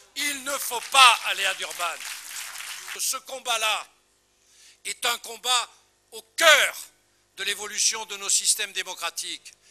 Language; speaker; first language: French; native; French